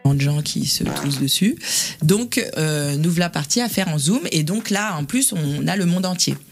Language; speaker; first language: French; native; French